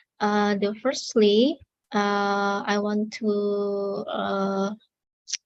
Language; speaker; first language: English; non-native, learner; Indonesian